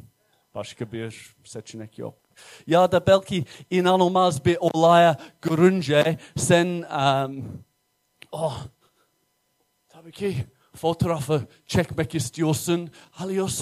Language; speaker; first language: Turkish; non-native, fluent; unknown